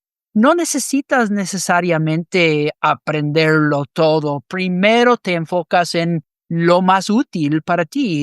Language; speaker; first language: Spanish; non-native, fluent; English